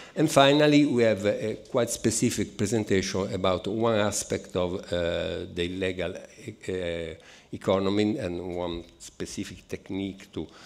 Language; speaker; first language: English; non-native, fluent; Italian